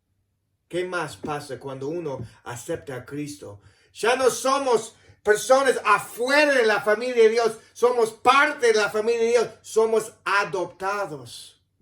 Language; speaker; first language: Spanish; non-native, fluent; English